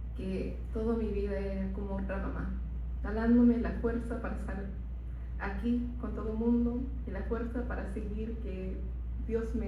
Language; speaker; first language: Spanish; early bilingual, heritage; Spanish